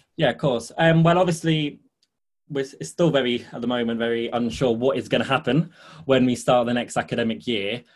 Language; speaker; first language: English; early bilingual, heritage; English